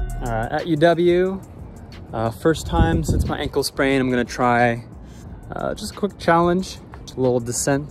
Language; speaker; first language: English; native; English